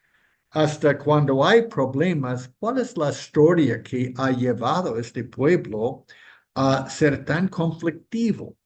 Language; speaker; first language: Spanish; non-native, fluent; English